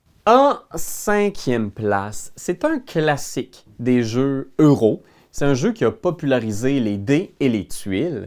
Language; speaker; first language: French; native; French